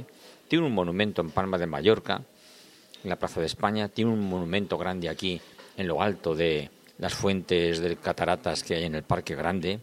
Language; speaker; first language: Spanish; native; Spanish